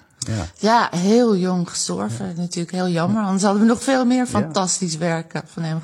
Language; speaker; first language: Dutch; native; Dutch